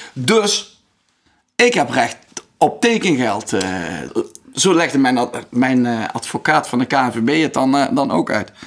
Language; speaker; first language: Dutch; native; Dutch